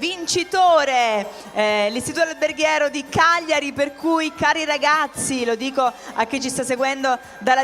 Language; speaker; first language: Italian; native; Italian